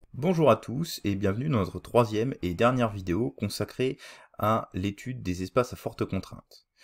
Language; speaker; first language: French; native; French